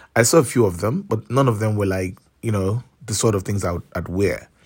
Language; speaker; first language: English; non-native, local second language; Yoruba